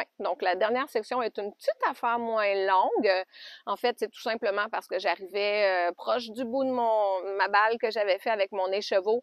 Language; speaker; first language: French; native; French